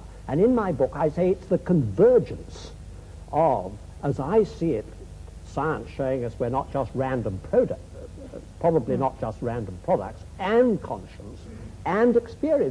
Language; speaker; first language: English; native; English